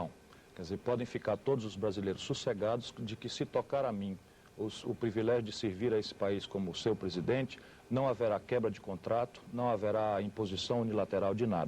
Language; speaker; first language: Portuguese; native; Portuguese